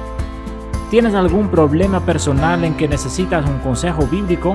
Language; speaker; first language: Spanish; native; Spanish